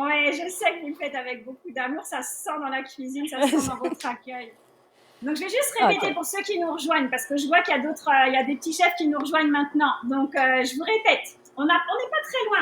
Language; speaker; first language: French; native; French